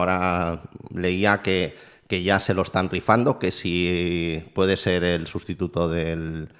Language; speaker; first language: Spanish; native; Spanish